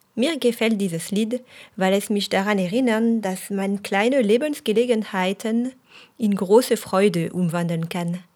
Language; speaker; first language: German; non-native, fluent; French